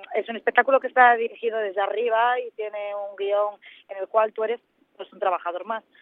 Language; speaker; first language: Spanish; native; Spanish